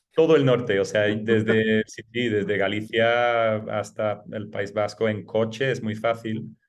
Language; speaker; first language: Spanish; non-native, fluent; English